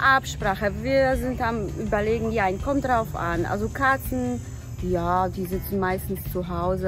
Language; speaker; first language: German; non-native, fluent; Polish